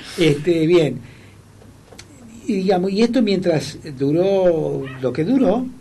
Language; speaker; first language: Spanish; native; Spanish